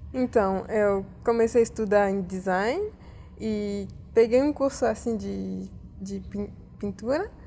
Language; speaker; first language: Portuguese; early bilingual, heritage; Portuguese